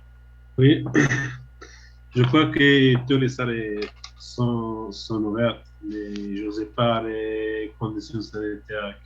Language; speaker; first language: French; non-native, learner; Arabic